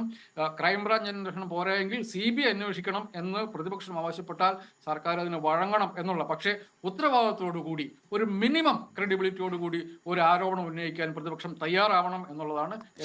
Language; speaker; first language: Malayalam; native; Malayalam